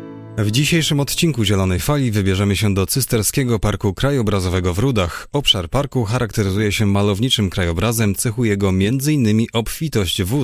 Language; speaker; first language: Polish; native; Polish